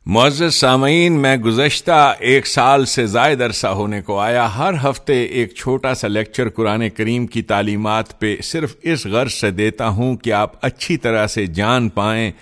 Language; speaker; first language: Urdu; native; Urdu